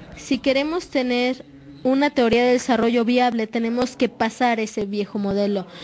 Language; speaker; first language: Spanish; non-native, fluent; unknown